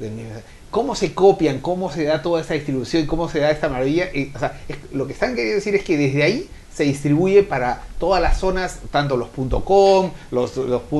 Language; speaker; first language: Spanish; native; Spanish